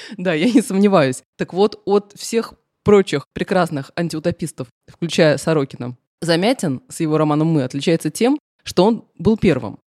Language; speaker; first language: Russian; native; Russian